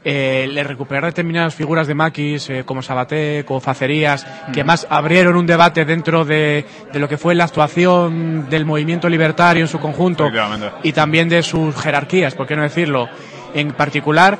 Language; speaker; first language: Spanish; native; Spanish